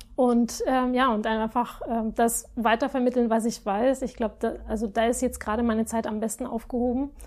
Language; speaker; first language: German; non-native, fluent; Spanish